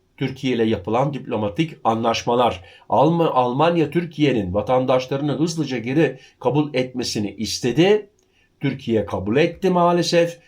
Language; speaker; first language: Turkish; early bilingual, heritage; Turkish